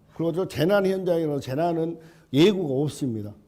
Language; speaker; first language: Korean; native; Korean